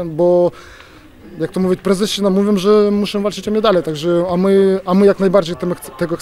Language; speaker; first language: Polish; non-native, local second language; Ukrainian